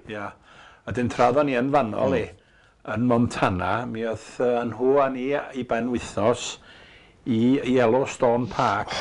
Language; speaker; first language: Welsh; native; Welsh